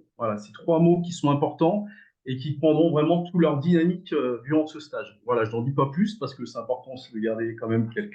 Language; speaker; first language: French; native; French